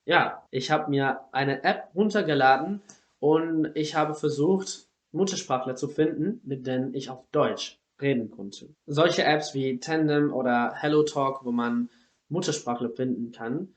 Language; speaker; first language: German; non-native, fluent; Spanish